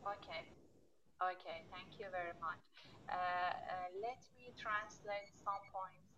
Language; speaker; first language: English; non-native, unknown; Persian